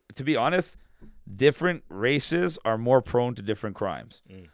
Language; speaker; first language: English; native; English